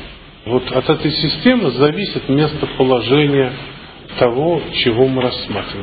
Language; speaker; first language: Russian; native; Russian